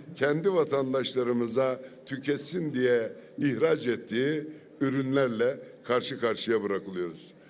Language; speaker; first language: Turkish; native; Turkish